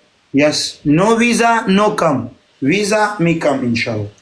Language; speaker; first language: English; non-native, learner; Pashto